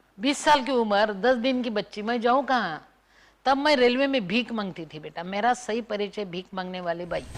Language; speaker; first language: Hindi; non-native, local second language; Marathi